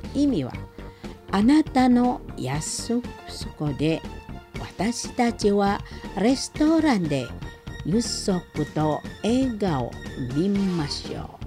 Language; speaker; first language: Japanese; non-native, learner; Indonesian